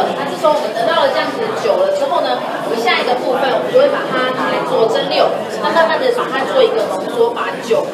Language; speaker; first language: Chinese; native; Chinese